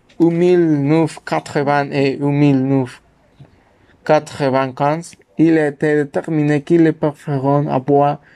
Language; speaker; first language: French; non-native, learner; Spanish